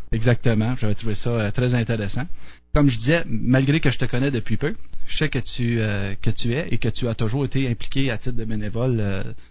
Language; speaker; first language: French; native; French